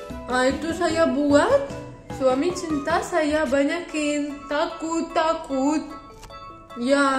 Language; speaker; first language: Indonesian; non-native, learner; Russian